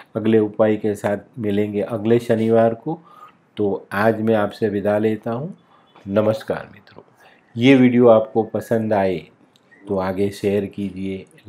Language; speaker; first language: Hindi; non-native, local second language; Gujarati